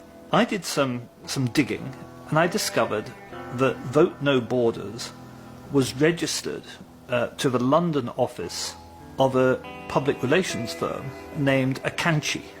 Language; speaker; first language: English; native; English